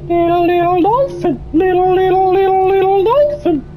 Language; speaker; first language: English; native; English